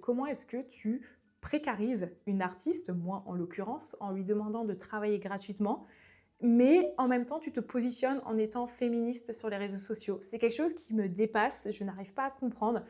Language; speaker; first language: French; native; French